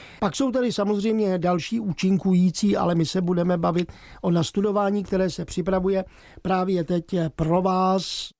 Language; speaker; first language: Czech; native; Czech